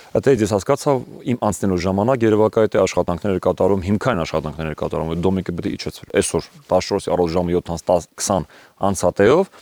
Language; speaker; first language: Armenian; native; Armenian